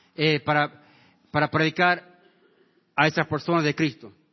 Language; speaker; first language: Spanish; non-native, fluent; English